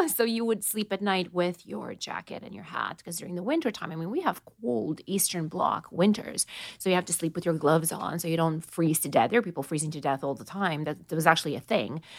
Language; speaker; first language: English; non-native, fluent; Romanian